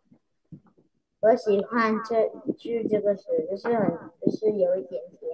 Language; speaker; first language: Chinese; non-native, learner; Vietnamese